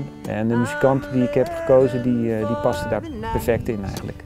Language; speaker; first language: Dutch; native; Dutch